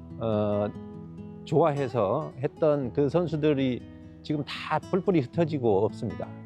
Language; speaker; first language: Korean; native; Korean